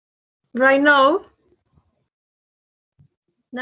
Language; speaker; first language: English; non-native, fluent; Spanish